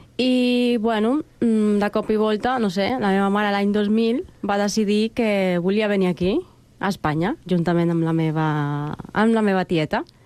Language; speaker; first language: Catalan; non-native, fluent; Spanish